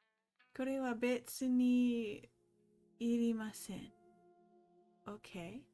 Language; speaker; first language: Japanese; non-native, learner; English